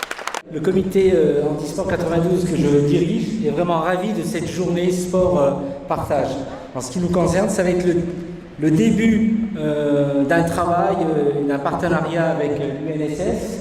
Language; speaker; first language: French; native; French